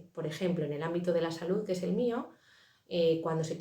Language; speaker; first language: Spanish; native; Spanish